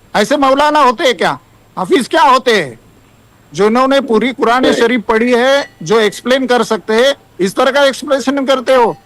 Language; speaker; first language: Hindi; non-native, local second language; Marathi